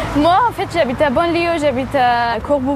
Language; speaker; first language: French; non-native, learner; Persian